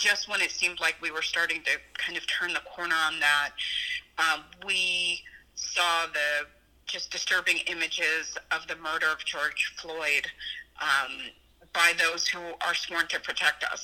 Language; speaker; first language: English; native; English